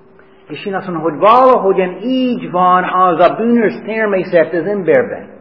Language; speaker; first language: Hungarian; non-native, fluent; English